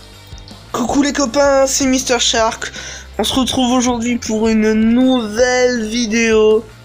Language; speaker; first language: French; native; French